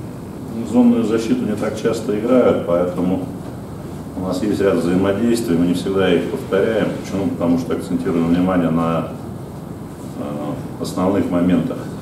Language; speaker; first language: Russian; native; Russian